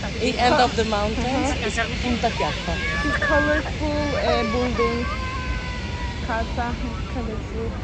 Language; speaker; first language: English; non-native, fluent; Italian